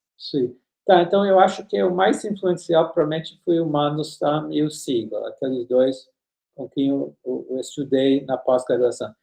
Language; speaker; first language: Portuguese; non-native, fluent; English